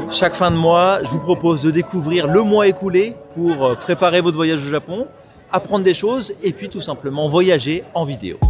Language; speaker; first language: French; native; French